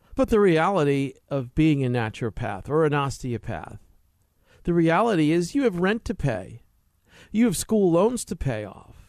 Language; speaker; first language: English; native; English